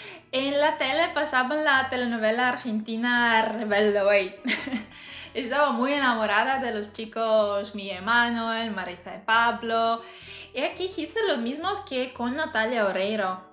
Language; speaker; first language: Spanish; non-native, fluent; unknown